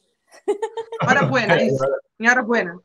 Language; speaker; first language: Spanish; non-native, learner; Portuguese